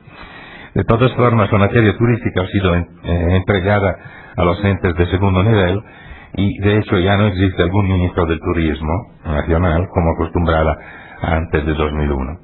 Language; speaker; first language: Spanish; non-native, fluent; Italian